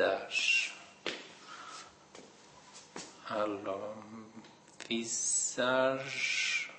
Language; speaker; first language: French; non-native, learner; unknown